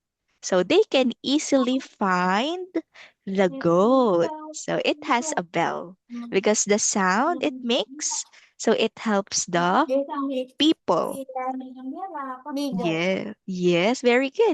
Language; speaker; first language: English; non-native, local second language; Filipino